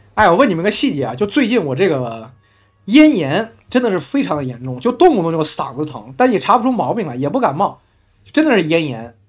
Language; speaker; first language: Chinese; native; Chinese